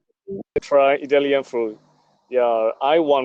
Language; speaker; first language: English; non-native, learner; Burmese